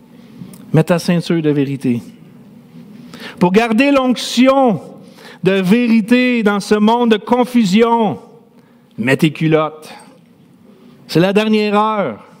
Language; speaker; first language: French; native; French